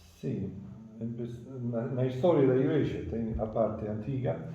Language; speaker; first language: Portuguese; non-native, fluent; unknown